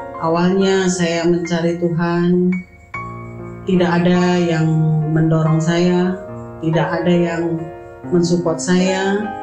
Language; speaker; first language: Indonesian; native; Indonesian